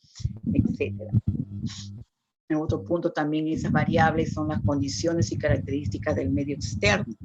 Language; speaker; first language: Spanish; native; Spanish